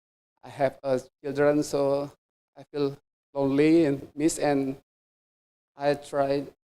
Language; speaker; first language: English; non-native, fluent; Indonesian